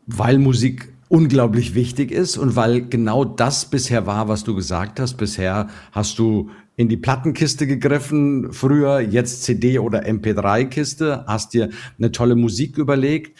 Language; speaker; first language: German; native; German